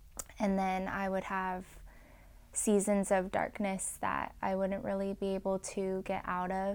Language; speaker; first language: English; native; English